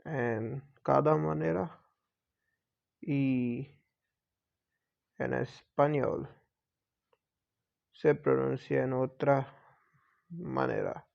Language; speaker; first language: Spanish; non-native, learner; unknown